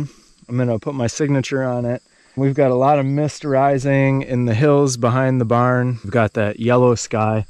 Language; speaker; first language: English; native; English